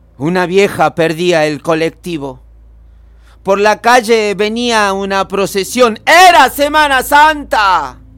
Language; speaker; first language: Spanish; native; Spanish